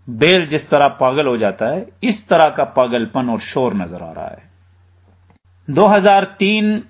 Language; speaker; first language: Urdu; native; Urdu